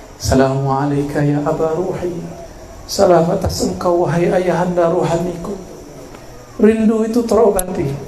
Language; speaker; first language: Malay; non-native, local second language; Minangkabau